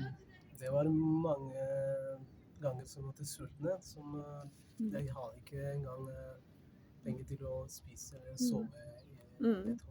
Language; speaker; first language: Norwegian; non-native, fluent; Spanish